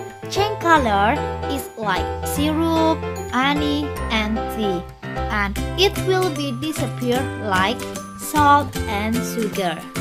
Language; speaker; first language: English; non-native, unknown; Indonesian